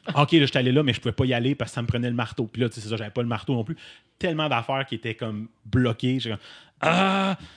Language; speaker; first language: French; native; French